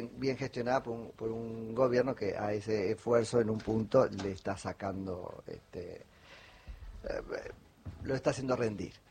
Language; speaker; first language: Spanish; native; Spanish